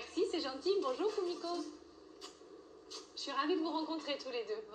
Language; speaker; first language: French; native; French